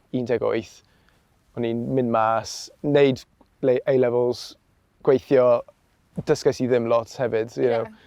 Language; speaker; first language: Welsh; non-native, local second language; English